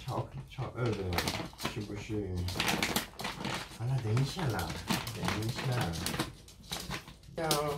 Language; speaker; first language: Chinese; non-native, fluent; French